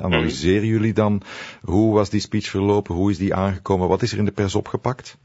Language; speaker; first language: Dutch; native; Dutch